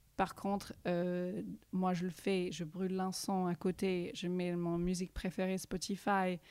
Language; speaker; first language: French; early bilingual, heritage; English